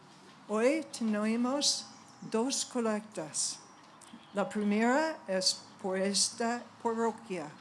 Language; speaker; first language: Spanish; non-native, fluent; English